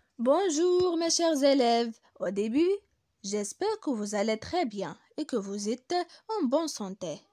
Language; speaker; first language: French; non-native, local second language; Arabic